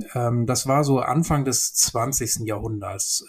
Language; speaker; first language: German; native; German